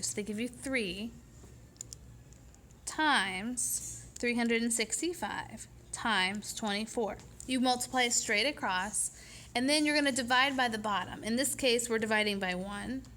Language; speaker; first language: English; native; English